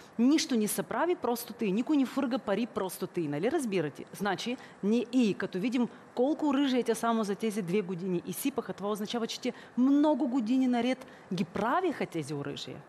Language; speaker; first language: Bulgarian; early bilingual, heritage; Bulgarian